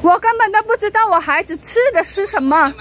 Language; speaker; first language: Chinese; non-native, fluent; Indonesian